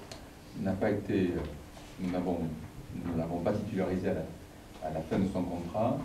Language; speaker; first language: French; native; French